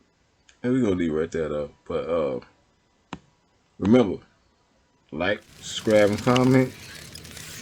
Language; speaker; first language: English; native; English